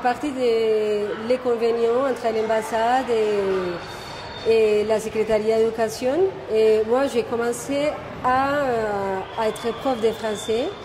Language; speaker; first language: French; non-native, fluent; Spanish